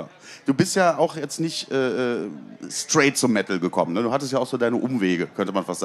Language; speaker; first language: German; native; German